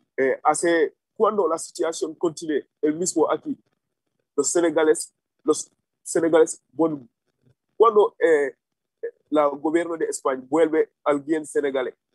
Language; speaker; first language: Spanish; non-native, learner; Wolof